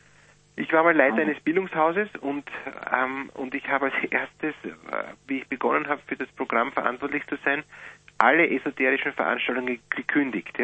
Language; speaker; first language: German; native; German